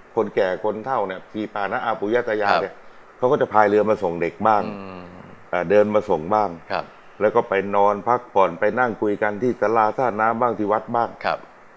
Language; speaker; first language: Thai; native; Thai